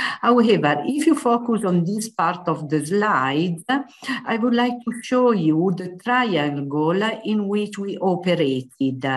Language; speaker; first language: English; non-native, fluent; Italian